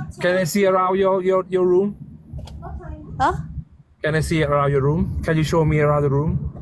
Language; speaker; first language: English; non-native, learner; Thai